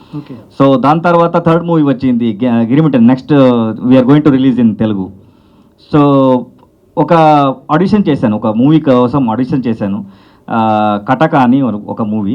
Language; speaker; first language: Telugu; non-native, learner; Kannada